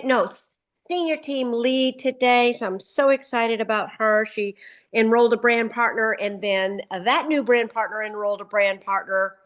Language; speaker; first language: English; native; English